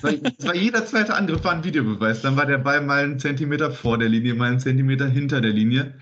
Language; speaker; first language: German; native; German